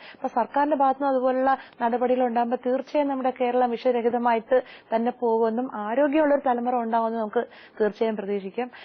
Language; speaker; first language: Malayalam; native; Malayalam